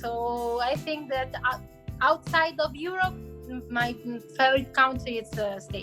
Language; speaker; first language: English; non-native, fluent; Italian